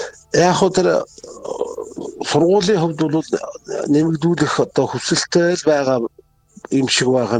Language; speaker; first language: Mongolian; native; Mongolian